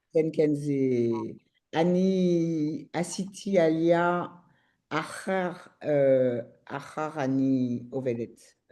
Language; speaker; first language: Hebrew; non-native, learner; French